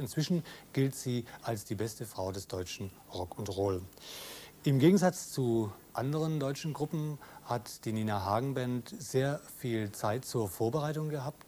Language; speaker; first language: German; native; German